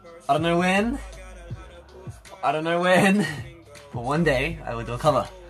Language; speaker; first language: English; early bilingual, other home language; Korean